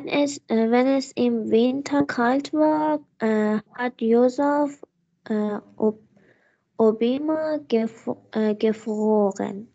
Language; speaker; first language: German; non-native, learner; Persian